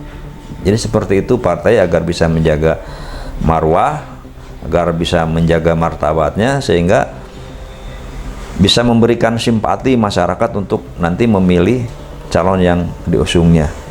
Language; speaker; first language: Indonesian; native; Indonesian